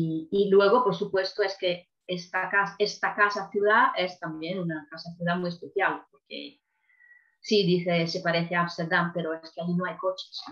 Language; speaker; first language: Spanish; non-native, fluent; Italian